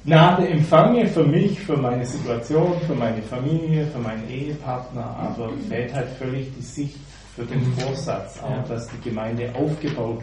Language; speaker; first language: German; native; German